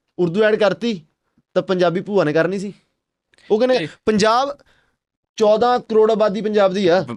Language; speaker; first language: Punjabi; native; Punjabi